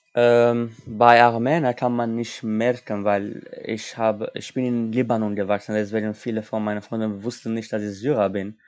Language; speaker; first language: German; non-native, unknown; Armenian